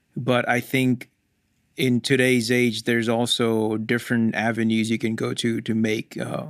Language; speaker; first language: English; non-native, local second language; Hindi